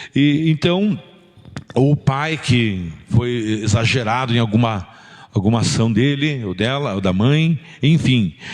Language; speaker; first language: Portuguese; native; Portuguese